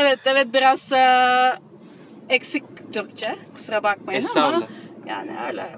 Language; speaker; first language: Turkish; early bilingual, heritage; Turkish